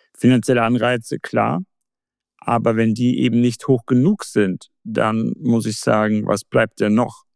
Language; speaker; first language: German; native; German